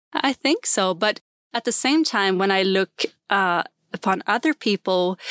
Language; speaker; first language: English; non-native, fluent; Swedish